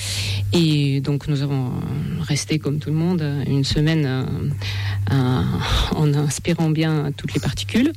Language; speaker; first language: French; non-native, fluent; Russian